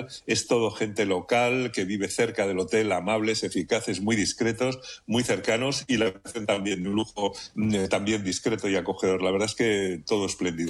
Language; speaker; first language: Spanish; native; Spanish